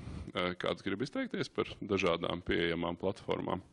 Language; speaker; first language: Latvian; native; Latvian